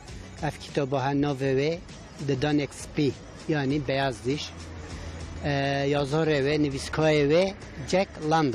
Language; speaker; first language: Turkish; non-native, local second language; Kurdish